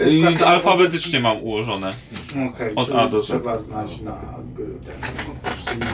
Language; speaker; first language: Polish; native; Polish